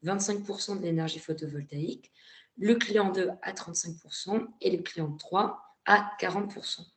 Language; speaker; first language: French; native; French